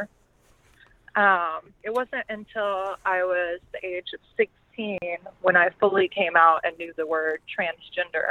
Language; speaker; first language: English; native; English